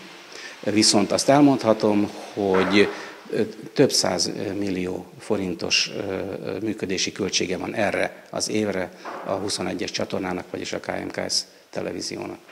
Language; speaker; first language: Hungarian; native; Hungarian